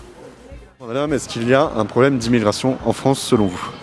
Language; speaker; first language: French; native; French